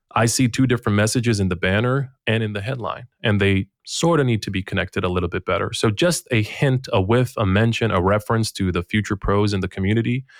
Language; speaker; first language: English; non-native, fluent; Bosnian